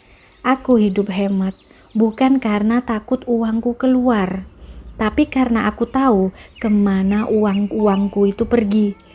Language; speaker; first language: Indonesian; native; Indonesian